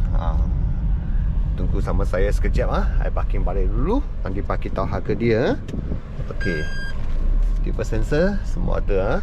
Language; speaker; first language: Malay; non-native, local second language; Chinese